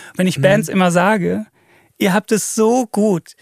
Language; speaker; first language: German; native; German